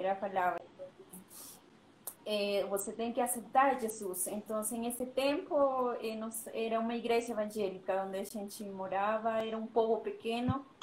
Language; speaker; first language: Portuguese; non-native, learner; Spanish